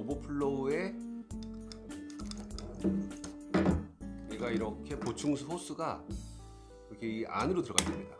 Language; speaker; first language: Korean; native; Korean